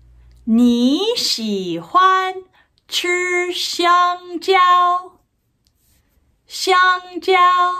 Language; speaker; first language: Chinese; non-native, fluent; English